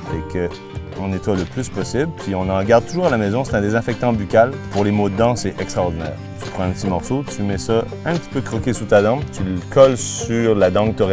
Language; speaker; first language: French; native; French